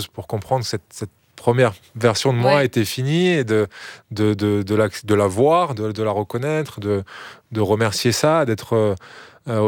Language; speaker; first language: French; native; French